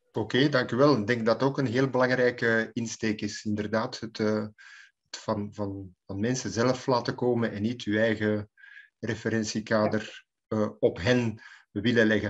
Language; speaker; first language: Dutch; native; Dutch